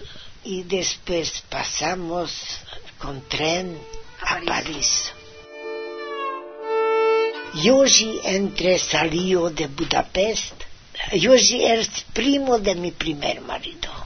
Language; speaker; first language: Spanish; non-native, fluent; Hungarian